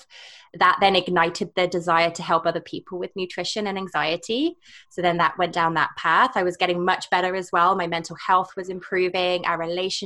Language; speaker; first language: English; native; English